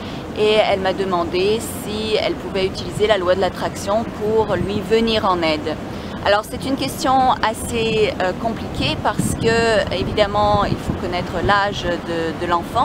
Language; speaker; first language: French; native; French